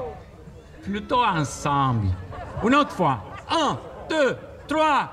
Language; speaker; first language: French; non-native, fluent; Spanish